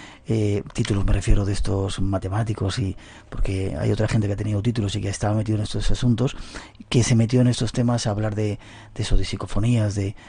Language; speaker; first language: Spanish; native; Spanish